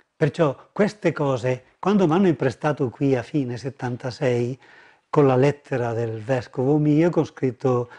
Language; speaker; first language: Italian; native; Italian